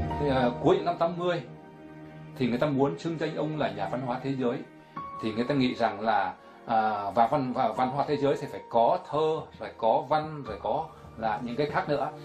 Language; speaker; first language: Vietnamese; native; Vietnamese